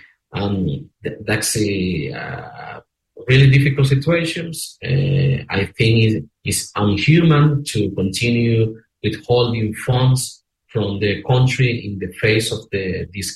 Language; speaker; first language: English; non-native, learner; Spanish